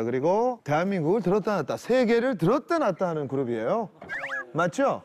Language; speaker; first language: Korean; native; Korean